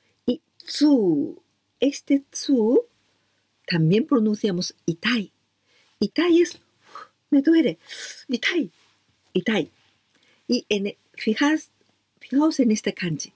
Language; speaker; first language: Spanish; non-native, learner; Japanese